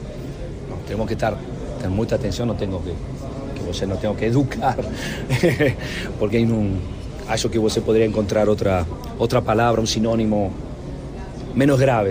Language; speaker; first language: Portuguese; non-native, fluent; Spanish